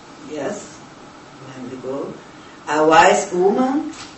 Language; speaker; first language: English; non-native, learner; Portuguese